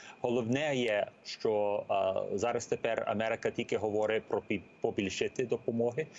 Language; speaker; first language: Ukrainian; early bilingual, heritage; Ukrainian